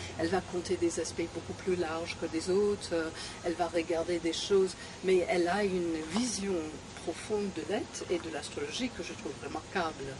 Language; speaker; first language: French; non-native, fluent; English